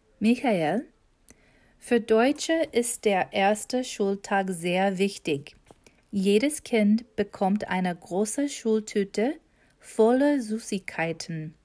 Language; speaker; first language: German; non-native, fluent; English